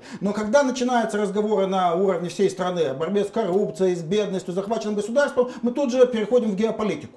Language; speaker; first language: Russian; native; Russian